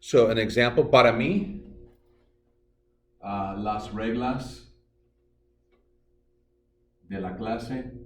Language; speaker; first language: Spanish; non-native, fluent; English